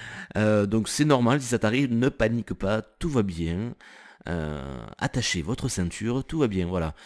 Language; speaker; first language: French; native; French